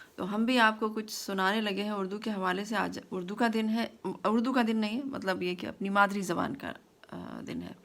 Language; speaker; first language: Urdu; native; Urdu